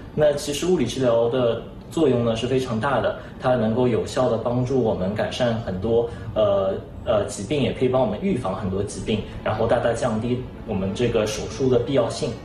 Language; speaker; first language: Chinese; native; Chinese